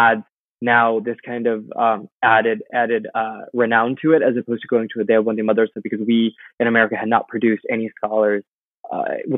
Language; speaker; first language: English; native; English